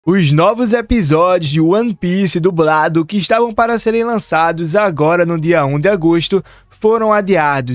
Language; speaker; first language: Portuguese; native; Portuguese